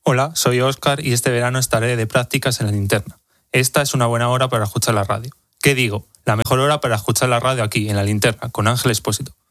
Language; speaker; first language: Spanish; native; Spanish